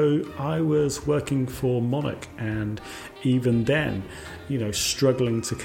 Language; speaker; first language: English; native; English